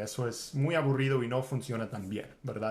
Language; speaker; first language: Spanish; non-native, fluent; English